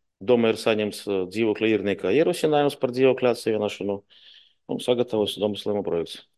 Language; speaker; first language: Latvian; non-native, local second language; Russian